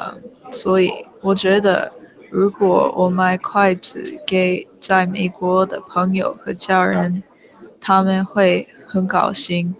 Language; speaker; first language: Chinese; non-native, learner; English